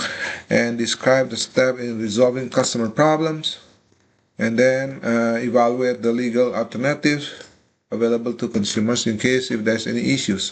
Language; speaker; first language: English; non-native, fluent; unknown